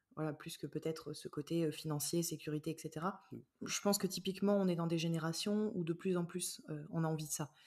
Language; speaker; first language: French; native; French